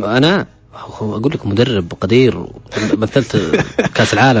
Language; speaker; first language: Arabic; native; Arabic